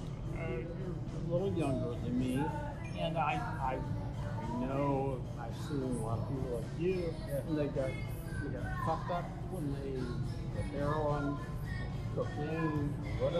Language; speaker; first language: English; native; English